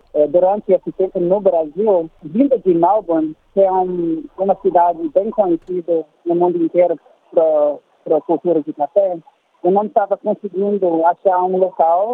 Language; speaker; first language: Portuguese; non-native, fluent; English